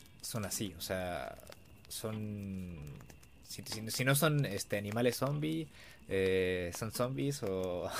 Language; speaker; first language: Spanish; native; Spanish